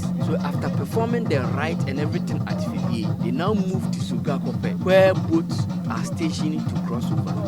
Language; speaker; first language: English; non-native, local second language; Akan